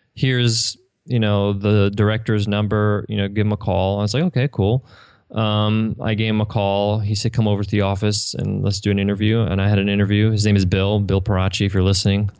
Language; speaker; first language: English; native; English